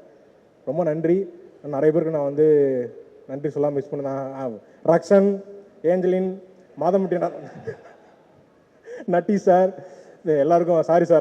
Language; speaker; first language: Tamil; native; Tamil